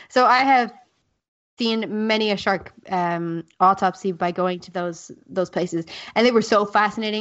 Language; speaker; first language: English; native; English